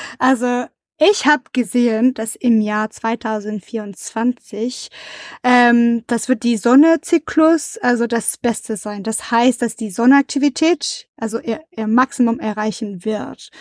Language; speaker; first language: German; non-native, learner; French